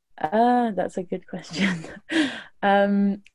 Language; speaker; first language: English; native; English